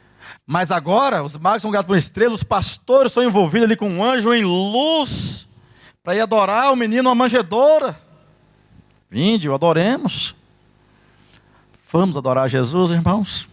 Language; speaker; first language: Portuguese; native; Portuguese